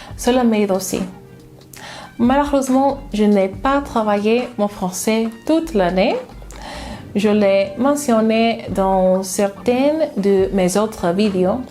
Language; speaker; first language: French; non-native, learner; English